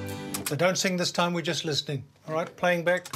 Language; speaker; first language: English; native; English